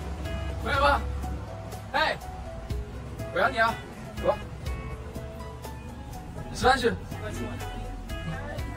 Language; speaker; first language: Chinese; native; Chinese